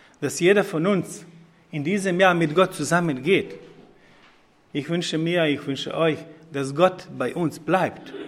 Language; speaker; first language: German; non-native, fluent; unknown